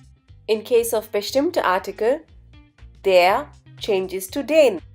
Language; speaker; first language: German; non-native, fluent; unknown